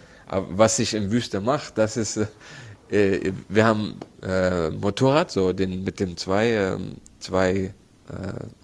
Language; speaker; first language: German; non-native, learner; Arabic